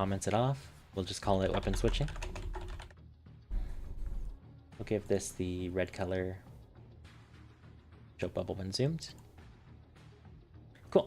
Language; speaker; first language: English; native; English